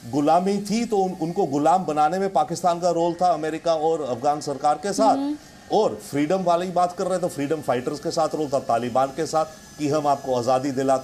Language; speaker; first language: Hindi; native; Hindi